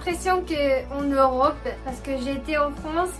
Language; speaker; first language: French; non-native, fluent; Japanese